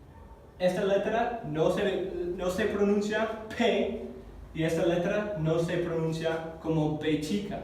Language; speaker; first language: Spanish; non-native, fluent; English